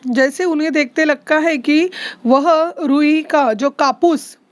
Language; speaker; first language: Hindi; non-native, local second language; Marathi